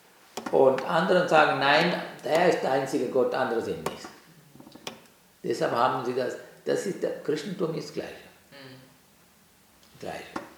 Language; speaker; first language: German; non-native, learner; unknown